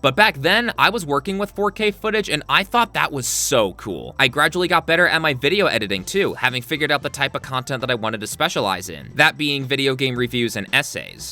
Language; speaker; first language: English; native; English